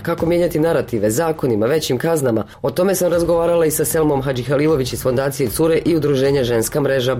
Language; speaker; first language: Serbian; native; Serbian